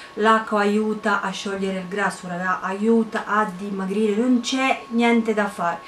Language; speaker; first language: Italian; non-native, fluent; Romanian